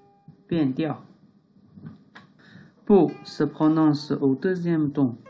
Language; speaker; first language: French; non-native, learner; Chinese